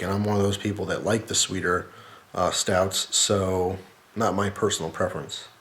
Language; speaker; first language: English; native; English